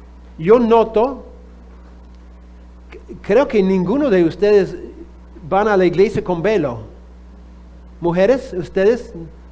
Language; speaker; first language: Spanish; non-native, fluent; English